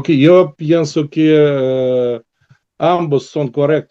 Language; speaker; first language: Spanish; non-native, learner; Russian